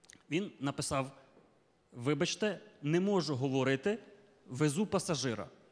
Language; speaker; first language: Ukrainian; native; Ukrainian